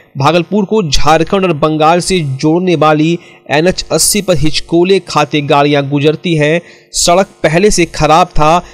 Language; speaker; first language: Hindi; native; Hindi